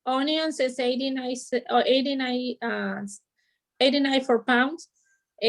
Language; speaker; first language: English; non-native, learner; Spanish